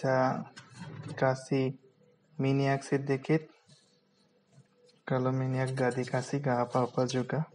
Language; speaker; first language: Indonesian; non-native, fluent; Bangla